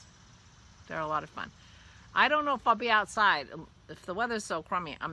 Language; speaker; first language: English; native; English